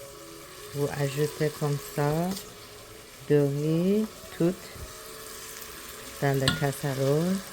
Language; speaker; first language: French; non-native, learner; Persian